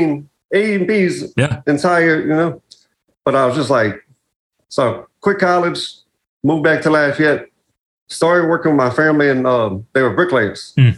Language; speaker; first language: English; native; English